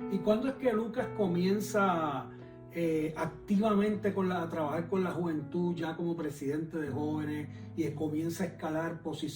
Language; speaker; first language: Spanish; native; Spanish